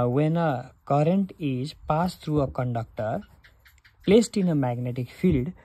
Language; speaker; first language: English; non-native, local second language; Nepali